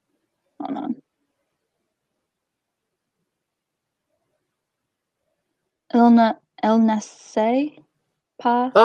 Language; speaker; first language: French; non-native, learner; English